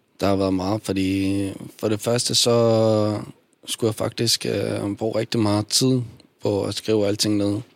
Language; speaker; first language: Danish; early bilingual, other home language; Bosnian